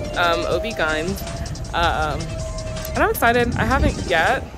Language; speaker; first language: English; native; English